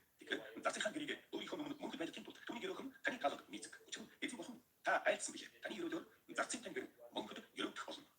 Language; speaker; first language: Mongolian; native; Mongolian